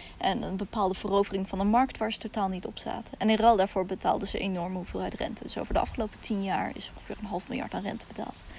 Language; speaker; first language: Dutch; early bilingual, other home language; Russian